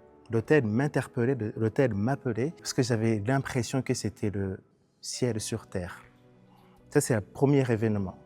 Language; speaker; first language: French; non-native, local second language; Kinyarwanda